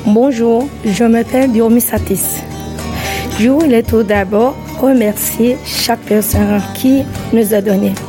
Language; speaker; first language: French; non-native, fluent; Turkish